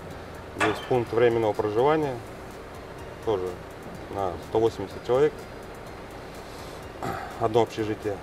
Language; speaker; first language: Russian; native; Russian